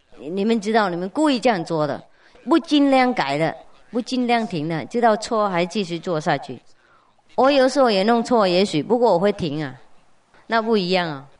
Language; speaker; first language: Chinese; non-native, fluent; Vietnamese